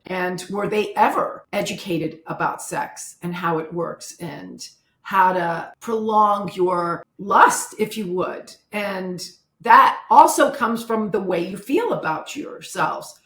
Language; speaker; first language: English; native; English